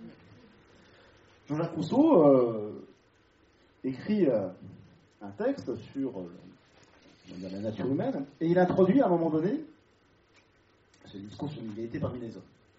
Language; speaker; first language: French; native; French